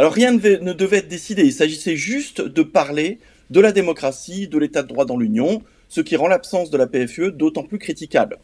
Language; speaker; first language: French; native; French